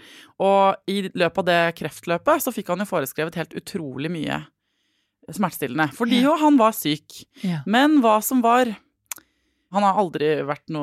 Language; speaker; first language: Norwegian; native; Norwegian